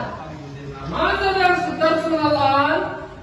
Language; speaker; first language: Arabic; non-native, fluent; Indonesian